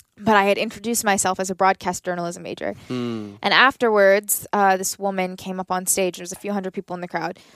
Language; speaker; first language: English; native; English